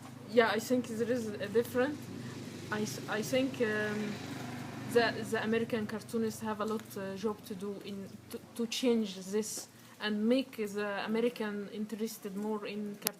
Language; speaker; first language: English; non-native, learner; Arabic